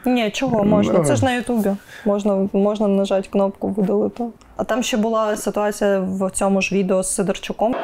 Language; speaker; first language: Ukrainian; native; Ukrainian